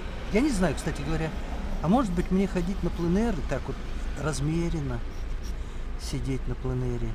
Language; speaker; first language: Russian; native; Russian